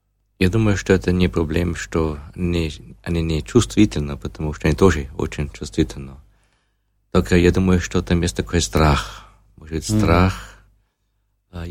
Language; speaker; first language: Russian; non-native, learner; German